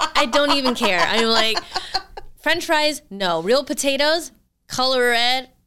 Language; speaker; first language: English; native; English